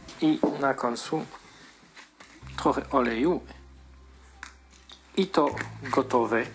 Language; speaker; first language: Polish; non-native, learner; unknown